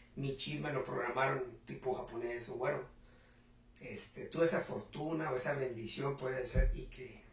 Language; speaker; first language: Spanish; non-native, local second language; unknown